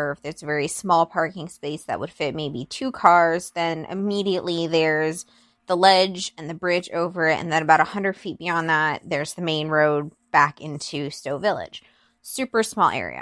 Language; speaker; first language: English; native; English